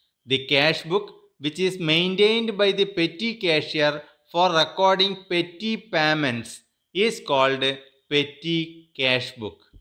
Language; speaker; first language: English; non-native, local second language; Malayalam